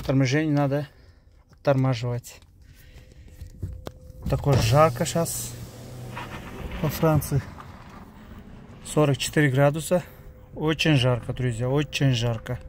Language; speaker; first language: Russian; non-native, learner; Uzbek